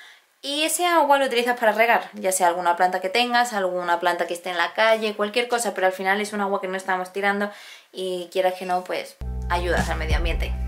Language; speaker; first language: Spanish; native; Spanish